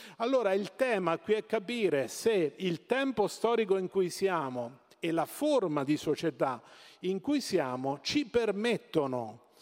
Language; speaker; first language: Italian; native; Italian